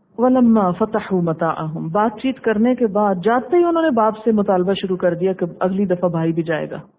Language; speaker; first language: Urdu; native; Urdu